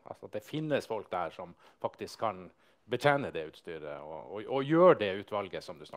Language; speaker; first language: Norwegian; native; Norwegian